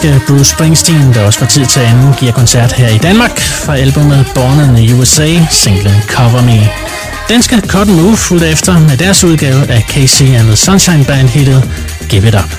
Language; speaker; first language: Danish; native; Danish